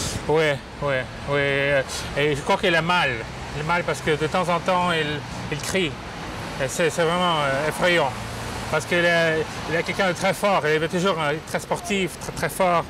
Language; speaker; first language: French; non-native, fluent; Russian